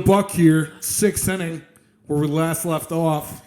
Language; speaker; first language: English; native; English